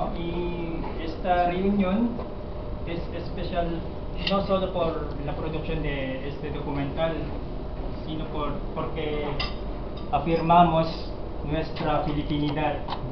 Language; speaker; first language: Spanish; non-native, fluent; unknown